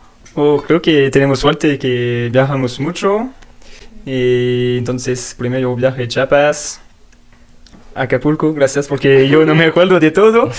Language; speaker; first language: Spanish; non-native, learner; French